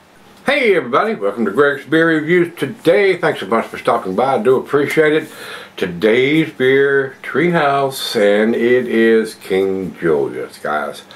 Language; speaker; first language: English; native; English